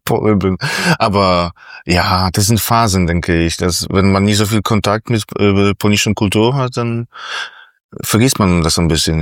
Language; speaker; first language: German; non-native, fluent; Polish